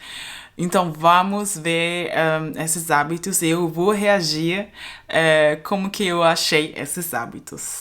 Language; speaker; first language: Portuguese; non-native, fluent; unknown